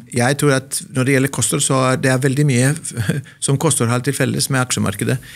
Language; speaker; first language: Norwegian; non-native, fluent; Greek